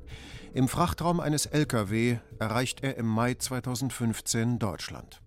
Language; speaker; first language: German; native; German